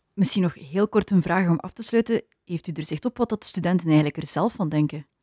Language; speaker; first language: Dutch; native; Dutch